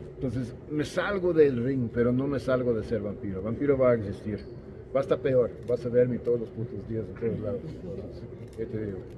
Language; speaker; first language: Spanish; non-native, fluent; English